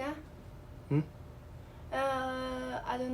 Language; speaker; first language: English; non-native, learner; Vietnamese